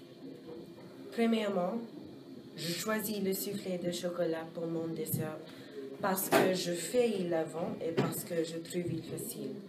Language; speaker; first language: French; non-native, learner; English